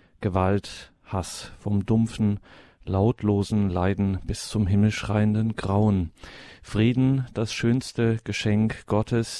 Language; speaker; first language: German; native; German